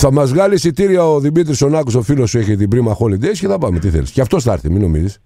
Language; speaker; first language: Greek; native; Greek